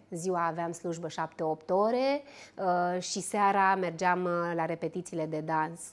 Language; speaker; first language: Romanian; native; Romanian